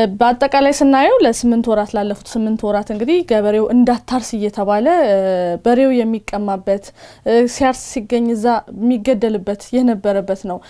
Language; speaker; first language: Amharic; non-native, local second language; Tigrinya